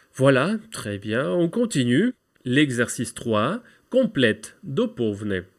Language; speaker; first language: French; non-native, fluent; Ukrainian